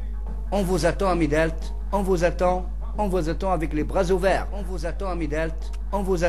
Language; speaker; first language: French; non-native, local second language; Central Atlas Tamazight